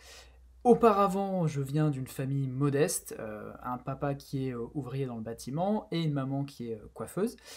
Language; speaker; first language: French; native; French